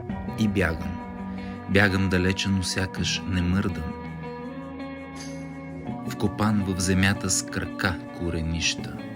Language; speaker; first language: Bulgarian; native; Bulgarian